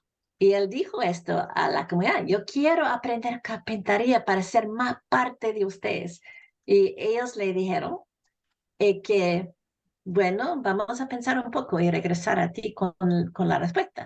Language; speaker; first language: Spanish; non-native, fluent; English